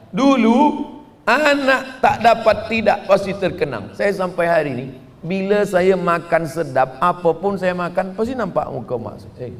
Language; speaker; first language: Malay; native; Malay